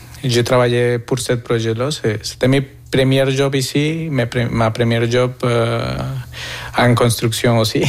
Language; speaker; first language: French; non-native, fluent; Spanish